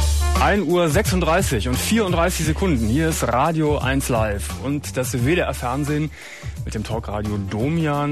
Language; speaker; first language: German; native; German